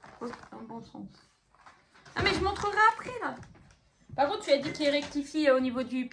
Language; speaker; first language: French; native; French